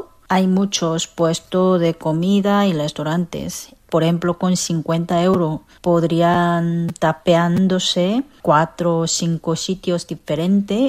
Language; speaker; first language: Spanish; non-native, fluent; Korean